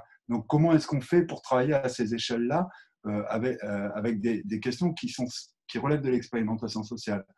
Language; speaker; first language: French; native; French